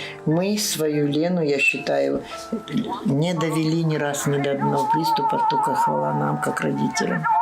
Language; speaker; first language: Russian; native; Russian